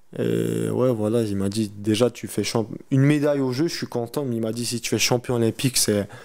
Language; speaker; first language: French; early bilingual, other home language; Chechen